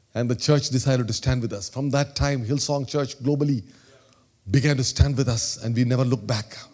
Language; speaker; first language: English; non-native, local second language; Malayalam